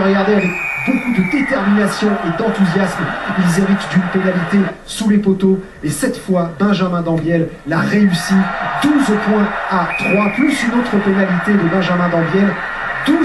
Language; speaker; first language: French; native; French